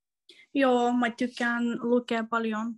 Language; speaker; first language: Finnish; non-native, learner; Russian